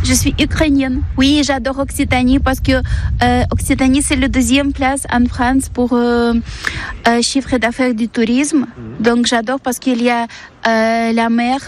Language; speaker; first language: French; non-native, learner; Ukrainian